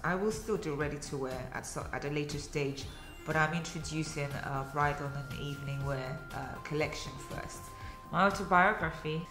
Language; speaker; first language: English; early bilingual, other home language; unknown